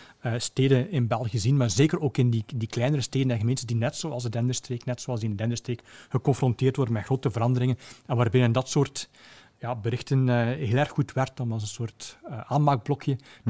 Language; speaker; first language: Dutch; native; Dutch